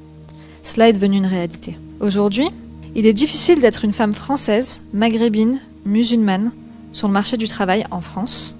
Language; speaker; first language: French; native; French